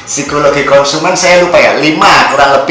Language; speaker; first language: Indonesian; non-native, local second language; Javanese